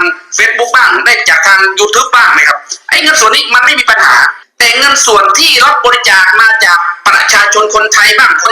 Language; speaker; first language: Thai; native; Thai